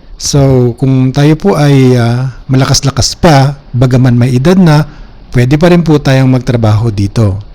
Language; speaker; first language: Filipino; native; Filipino